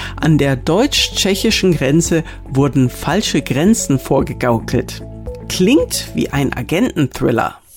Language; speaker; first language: German; native; German